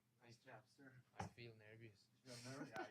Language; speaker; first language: English; non-native, learner; Spanish